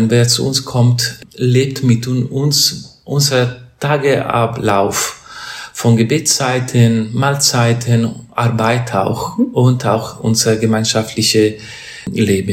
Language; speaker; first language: German; non-native, fluent; Italian